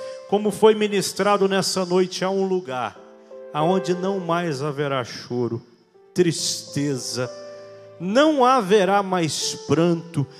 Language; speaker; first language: Portuguese; native; Portuguese